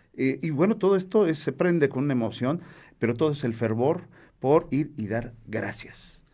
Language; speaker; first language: Spanish; native; Spanish